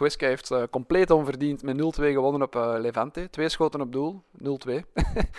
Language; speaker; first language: Dutch; native; Dutch